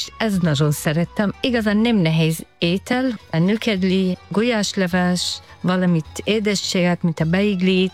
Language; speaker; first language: Hungarian; non-native, learner; Arabic